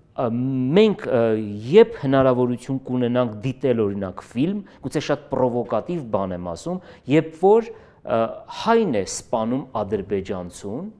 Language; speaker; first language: Armenian; native; Armenian